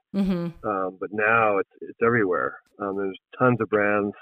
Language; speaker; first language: English; native; English